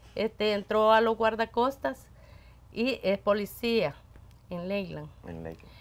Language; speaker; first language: Spanish; native; Spanish